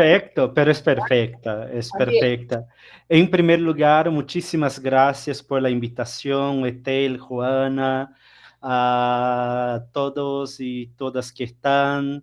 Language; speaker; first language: Spanish; non-native, fluent; Portuguese